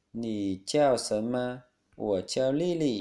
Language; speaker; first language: Chinese; non-native, learner; Vietnamese